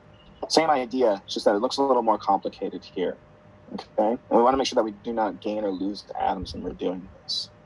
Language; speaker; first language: English; native; English